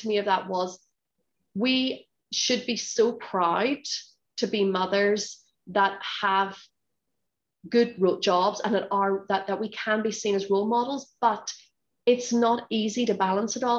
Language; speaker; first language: English; native; English